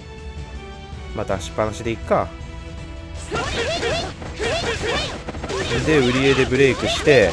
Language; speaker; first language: Japanese; native; Japanese